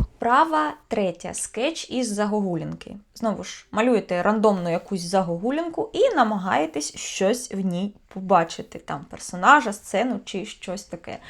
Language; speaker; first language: Ukrainian; native; Ukrainian